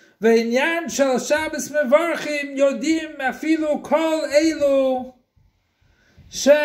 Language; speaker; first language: Hebrew; non-native, fluent; English